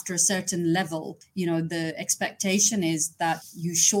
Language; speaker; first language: English; non-native, local second language; Gujarati